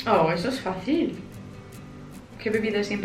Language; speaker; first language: Spanish; non-native, fluent; English